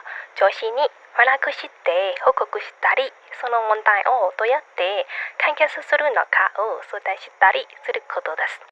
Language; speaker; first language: Japanese; non-native, learner; Burmese